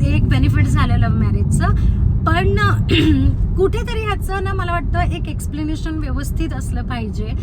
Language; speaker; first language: Marathi; native; Marathi